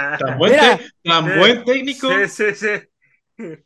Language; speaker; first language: Spanish; native; Spanish